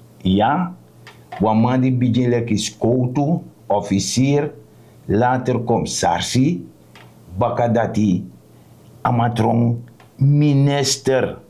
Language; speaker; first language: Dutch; non-native, local second language; Sranan Tongo